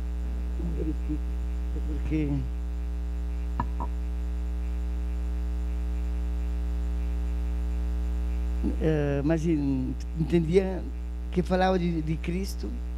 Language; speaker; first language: Portuguese; non-native, fluent; Italian